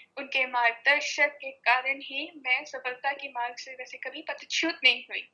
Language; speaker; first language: Hindi; early bilingual, heritage; Punjabi